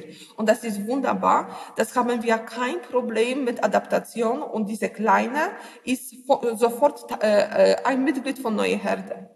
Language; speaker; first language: German; non-native, learner; Polish